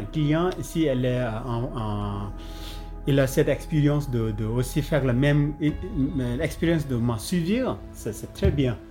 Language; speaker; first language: French; non-native, learner; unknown